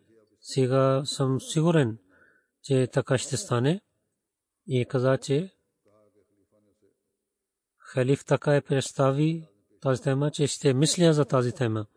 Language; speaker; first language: Bulgarian; non-native, learner; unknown